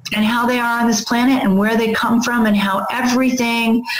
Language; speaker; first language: English; native; English